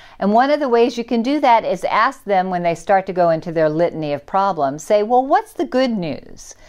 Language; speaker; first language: English; native; English